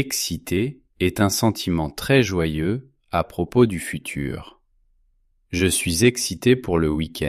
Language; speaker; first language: French; native; French